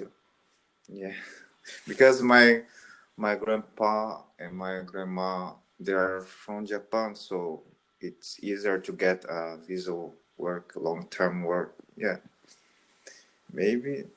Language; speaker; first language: English; non-native, learner; Portuguese